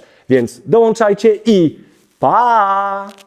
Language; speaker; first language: Polish; native; Polish